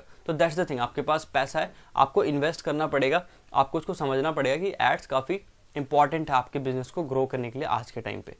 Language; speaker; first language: Hindi; native; Hindi